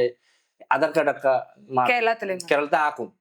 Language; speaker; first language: Malayalam; non-native, fluent; Bangla